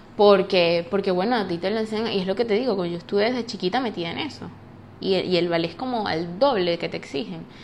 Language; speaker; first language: Spanish; native; Spanish